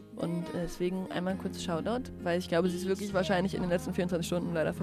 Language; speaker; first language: German; native; German